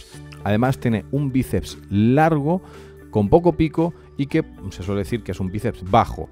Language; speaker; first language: Spanish; native; Spanish